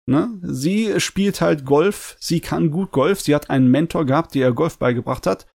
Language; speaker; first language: German; native; German